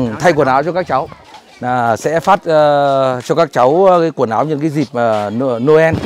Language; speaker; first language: Vietnamese; native; Vietnamese